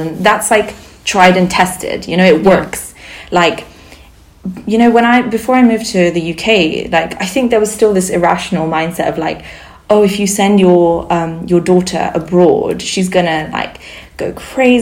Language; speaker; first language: English; non-native, fluent; Sindhi